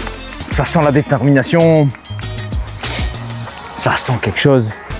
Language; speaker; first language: French; native; French